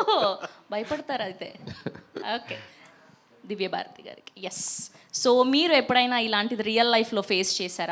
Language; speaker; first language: Telugu; native; Telugu